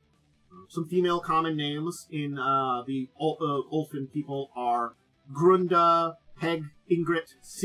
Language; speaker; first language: English; native; English